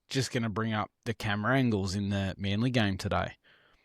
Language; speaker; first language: English; native; English